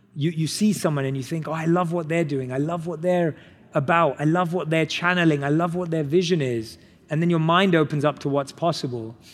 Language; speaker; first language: English; native; English